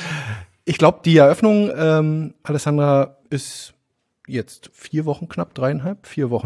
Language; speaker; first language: German; native; German